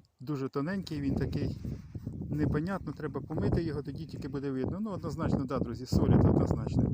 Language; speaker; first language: Ukrainian; native; Ukrainian